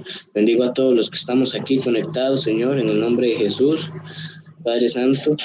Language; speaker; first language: Spanish; native; Spanish